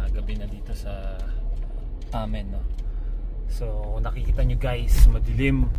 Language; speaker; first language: Filipino; native; Filipino